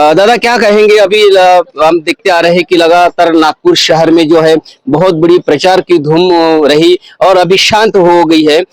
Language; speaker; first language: Hindi; non-native, local second language; Marathi